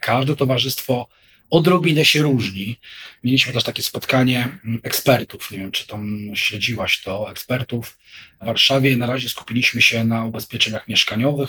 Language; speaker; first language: Polish; native; Polish